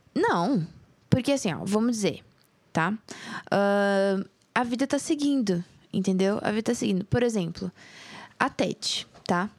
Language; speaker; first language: Portuguese; native; Portuguese